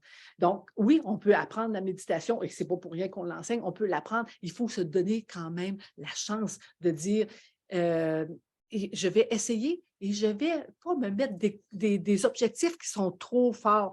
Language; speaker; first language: French; native; French